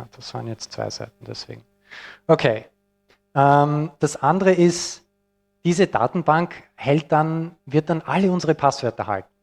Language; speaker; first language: German; non-native, fluent; English